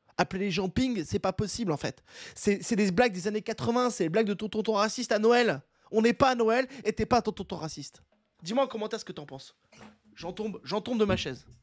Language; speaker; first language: French; native; French